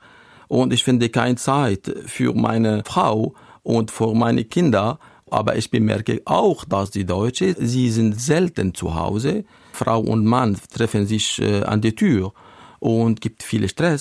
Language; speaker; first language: German; non-native, learner; Arabic